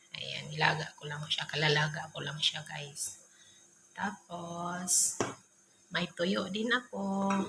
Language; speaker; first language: Filipino; non-native, local second language; Cebuano